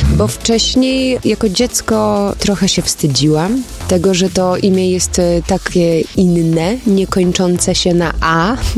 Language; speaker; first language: Polish; early bilingual, heritage; Polish